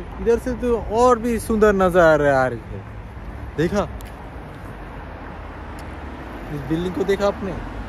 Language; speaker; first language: Hindi; non-native, learner; Bangla